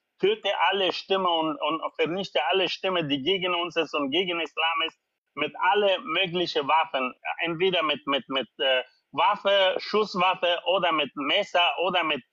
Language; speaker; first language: German; non-native, learner; Persian